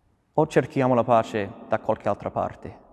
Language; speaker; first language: Italian; non-native, fluent; English